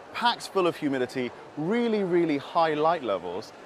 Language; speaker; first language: English; native; English